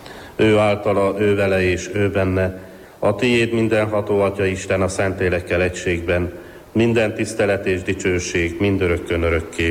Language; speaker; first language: Hungarian; native; Hungarian